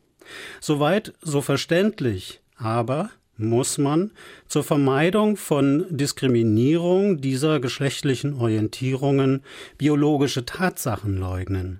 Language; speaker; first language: German; native; German